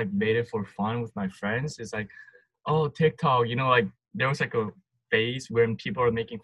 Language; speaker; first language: English; non-native, fluent; Turkish